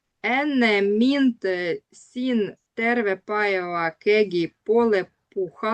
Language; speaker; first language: Estonian; non-native, learner; Russian